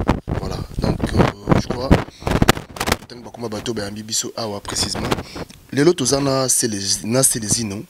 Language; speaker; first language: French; non-native, local second language; Lingala